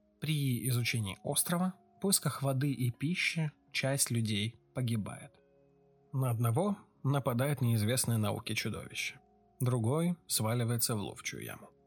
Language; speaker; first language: Russian; native; Russian